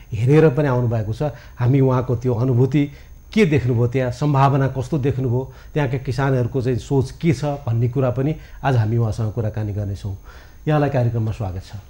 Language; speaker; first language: Nepali; native; Nepali